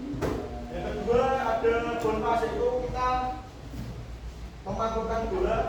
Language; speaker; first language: Indonesian; native; Indonesian